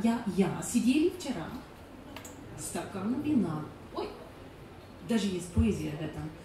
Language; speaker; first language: Russian; non-native, learner; German